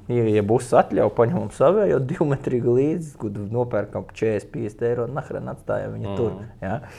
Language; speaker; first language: Latvian; native; Latvian